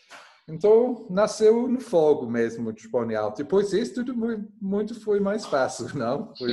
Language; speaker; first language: Portuguese; non-native, learner; English